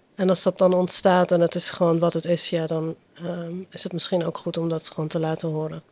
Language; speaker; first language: Dutch; early bilingual, other home language; Persian